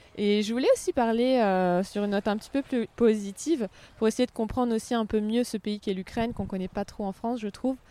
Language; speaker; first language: French; native; French